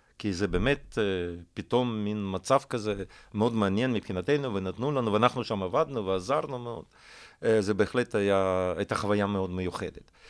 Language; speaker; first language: Hebrew; non-native, fluent; Russian